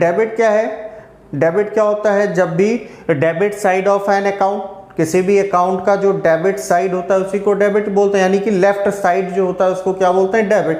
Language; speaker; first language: Hindi; native; Hindi